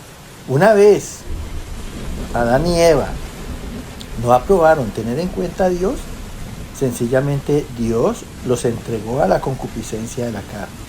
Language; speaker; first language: Spanish; native; Spanish